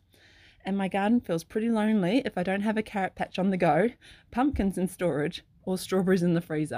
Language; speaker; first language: English; native; English